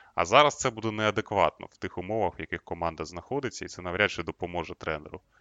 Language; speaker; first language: Ukrainian; native; Ukrainian